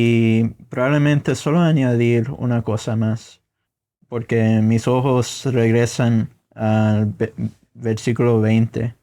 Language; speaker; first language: Spanish; non-native, fluent; English